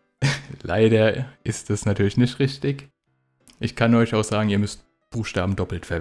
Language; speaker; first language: German; native; German